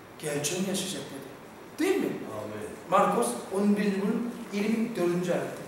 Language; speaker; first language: Turkish; non-native, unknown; Korean